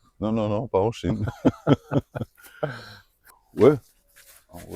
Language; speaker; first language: French; non-native, local second language; Dutch